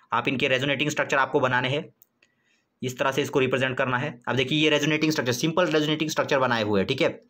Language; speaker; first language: Hindi; native; Hindi